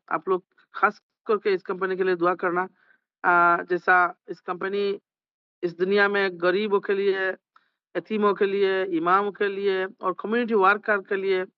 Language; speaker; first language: Hindi; non-native, learner; Bangla